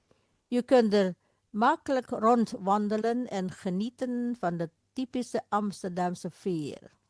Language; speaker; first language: Dutch; non-native, fluent; Indonesian